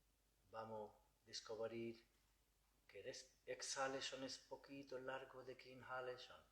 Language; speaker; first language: Spanish; non-native, learner; Bangla